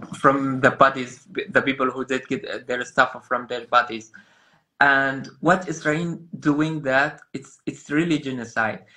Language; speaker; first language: English; non-native, learner; Arabic